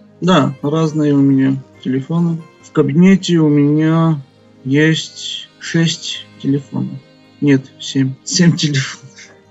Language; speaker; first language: Russian; non-native, fluent; Armenian